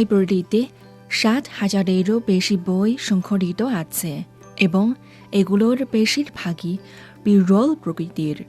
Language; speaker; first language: Bangla; non-native, fluent; Chinese